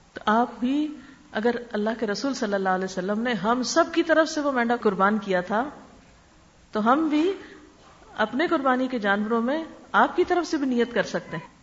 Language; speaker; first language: Urdu; native; Urdu